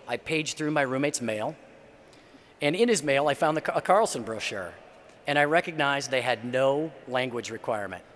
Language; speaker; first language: English; native; English